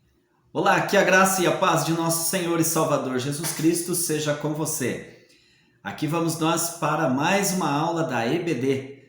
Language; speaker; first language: Portuguese; native; Portuguese